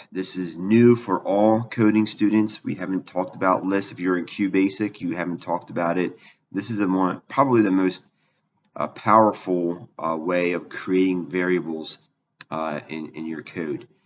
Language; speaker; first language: English; native; English